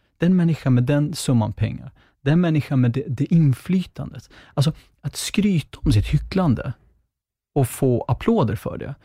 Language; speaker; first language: Swedish; early bilingual, other home language; Kurdish